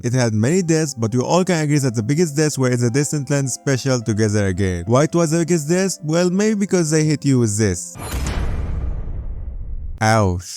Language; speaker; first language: English; non-native, fluent; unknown